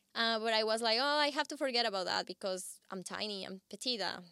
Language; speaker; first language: English; non-native, fluent; Spanish